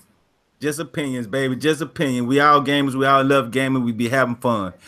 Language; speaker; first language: English; native; English